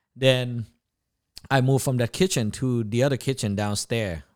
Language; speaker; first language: English; non-native, learner; Thai